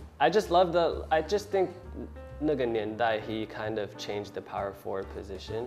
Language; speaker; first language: English; early bilingual, other home language; Chinese